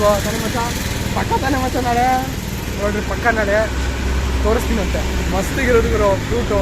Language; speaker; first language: Kannada; native; Kannada